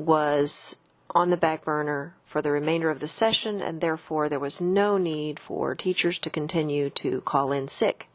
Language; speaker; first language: English; native; English